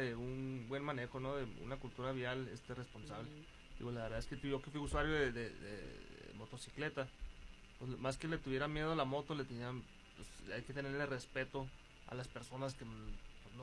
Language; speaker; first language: Spanish; native; Spanish